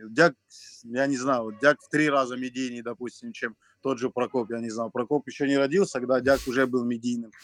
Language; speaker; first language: Russian; native; Russian